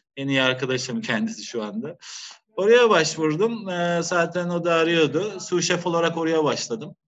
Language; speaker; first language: Turkish; native; Turkish